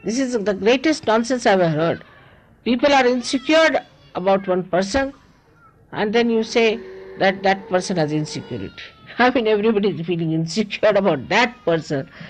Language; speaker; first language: English; non-native, local second language; Marathi